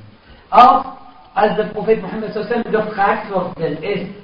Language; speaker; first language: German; non-native, fluent; Arabic